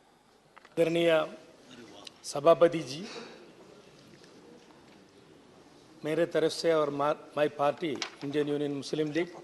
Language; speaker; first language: Hindi; non-native, learner; Malayalam